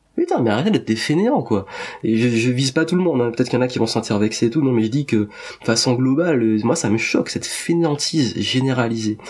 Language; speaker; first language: French; native; French